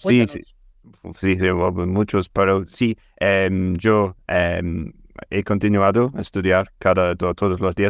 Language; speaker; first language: Spanish; non-native, fluent; English